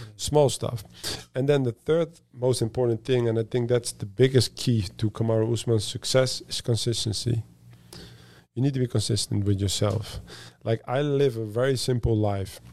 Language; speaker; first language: English; non-native, fluent; Dutch